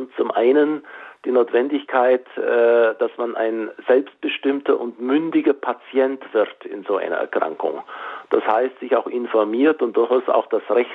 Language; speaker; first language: German; native; German